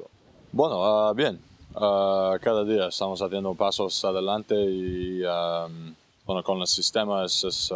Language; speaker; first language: Spanish; non-native, fluent; English